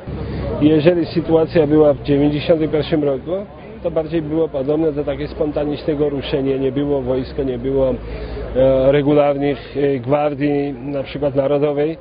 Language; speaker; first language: Polish; non-native, fluent; Georgian